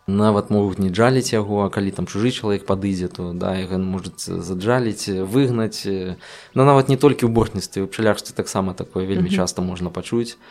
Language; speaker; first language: Belarusian; non-native, local second language; Russian